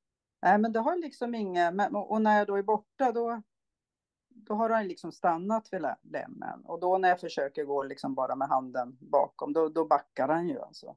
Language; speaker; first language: Swedish; native; Swedish